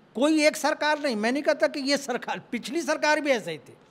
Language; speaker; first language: Hindi; native; Hindi